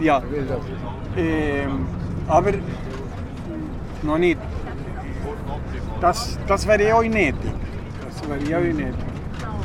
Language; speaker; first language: German; non-native, learner; Spanish